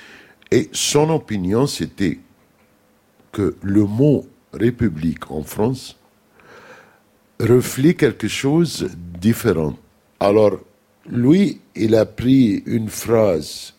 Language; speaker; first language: French; non-native, fluent; Arabic